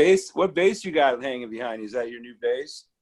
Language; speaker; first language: English; native; English